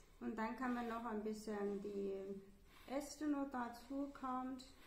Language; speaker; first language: German; non-native, learner; Chinese